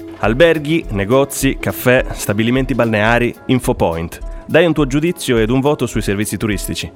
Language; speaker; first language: Italian; native; Italian